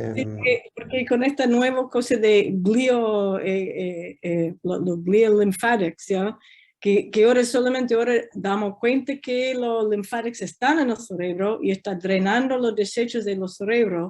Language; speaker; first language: Spanish; non-native, fluent; English